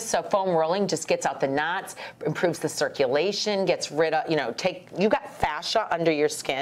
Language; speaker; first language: English; native; English